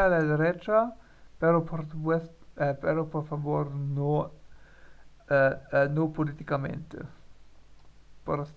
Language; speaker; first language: Spanish; non-native, learner; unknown